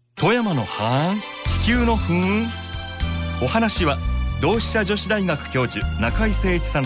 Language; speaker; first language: Japanese; native; Japanese